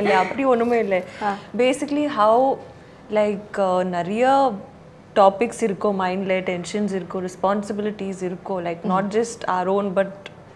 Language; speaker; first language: Tamil; non-native, learner; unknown